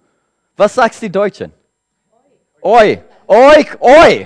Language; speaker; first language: German; non-native, learner; English